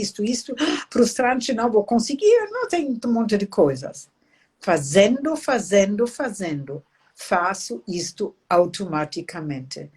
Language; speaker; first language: Portuguese; non-native, fluent; German